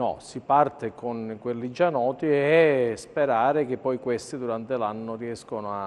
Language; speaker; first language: Italian; native; Italian